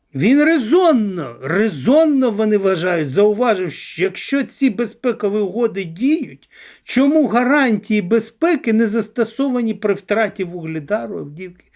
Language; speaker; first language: Ukrainian; native; Ukrainian